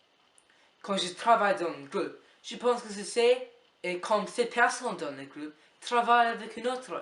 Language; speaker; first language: French; non-native, learner; English